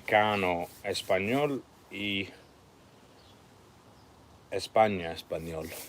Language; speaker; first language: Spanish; non-native, learner; English